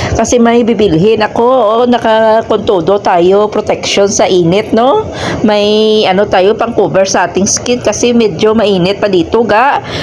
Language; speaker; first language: Filipino; non-native, local second language; Hiligaynon